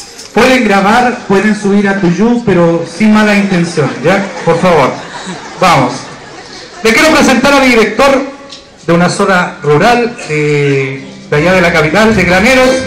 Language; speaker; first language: Spanish; native; Spanish